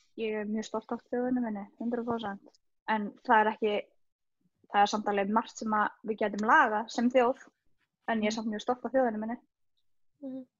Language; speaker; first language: Icelandic; early bilingual, other home language; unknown